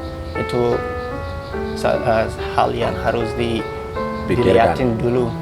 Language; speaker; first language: Indonesian; non-native, fluent; Hausa